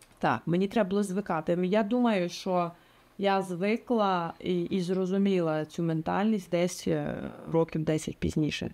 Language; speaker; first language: Ukrainian; native; Ukrainian